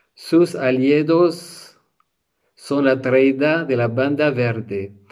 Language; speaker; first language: Spanish; non-native, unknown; English